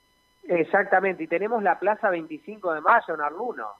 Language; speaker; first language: Spanish; native; Spanish